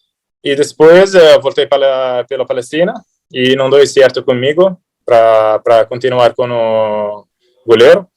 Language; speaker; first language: Portuguese; early bilingual, heritage; Arabic